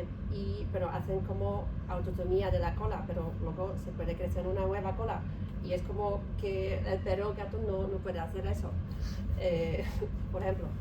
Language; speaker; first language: Spanish; non-native, learner; Polish